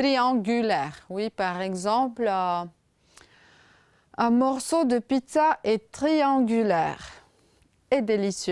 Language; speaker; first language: French; non-native, fluent; Romanian